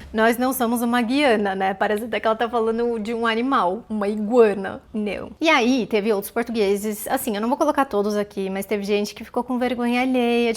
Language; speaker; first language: Portuguese; native; Portuguese